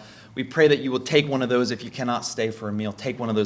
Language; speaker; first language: English; native; English